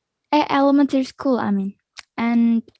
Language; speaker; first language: English; non-native, learner; Indonesian